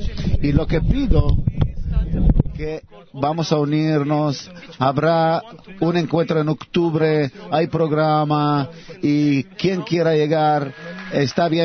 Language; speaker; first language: Spanish; non-native, learner; Hebrew